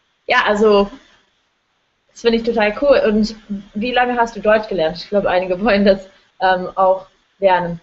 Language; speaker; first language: German; non-native, fluent; English